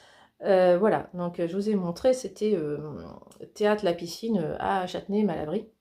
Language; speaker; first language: French; native; French